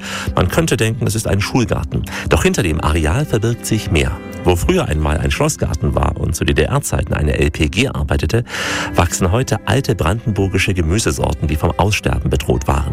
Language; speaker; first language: German; native; German